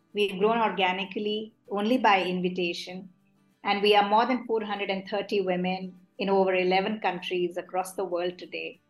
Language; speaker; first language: English; non-native, local second language; Hindi